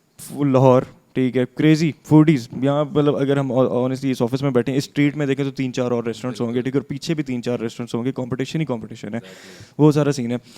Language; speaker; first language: Urdu; native; Urdu